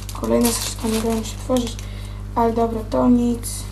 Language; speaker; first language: Polish; native; Polish